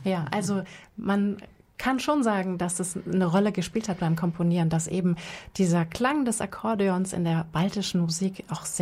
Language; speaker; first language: German; native; German